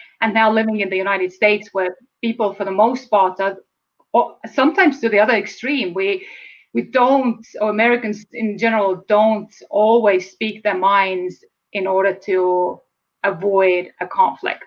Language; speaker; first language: English; non-native, fluent; Estonian